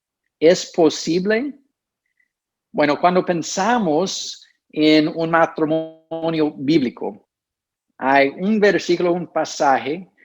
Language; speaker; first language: Spanish; non-native, fluent; English